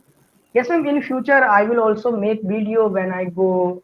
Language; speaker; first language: English; non-native, learner; Hindi